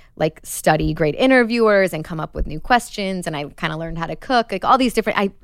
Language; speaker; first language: English; native; English